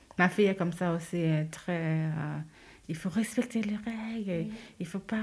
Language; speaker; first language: French; non-native, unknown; Haitian Creole